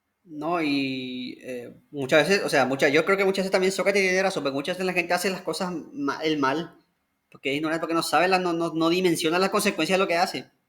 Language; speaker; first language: Spanish; native; Spanish